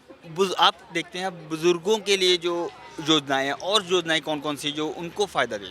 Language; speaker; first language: Hindi; native; Hindi